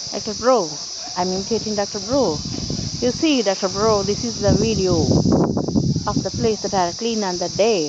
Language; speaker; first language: English; non-native, local second language; Kannada